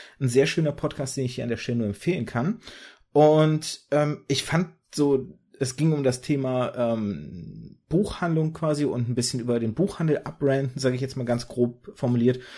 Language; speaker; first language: German; early bilingual, other home language; Russian